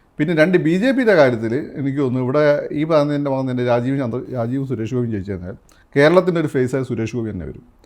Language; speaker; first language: Malayalam; native; Malayalam